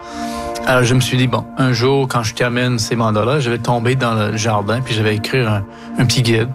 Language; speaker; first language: French; non-native, local second language; English